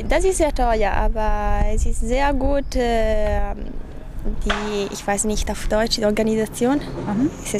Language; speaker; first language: German; non-native, fluent; Italian